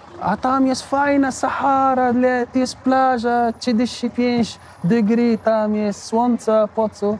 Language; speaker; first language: Polish; non-native, learner; Arabic